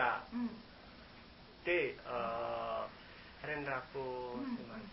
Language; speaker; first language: Japanese; non-native, learner; Indonesian